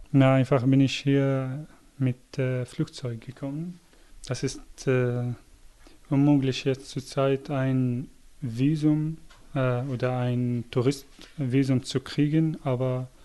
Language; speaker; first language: German; non-native, fluent; Arabic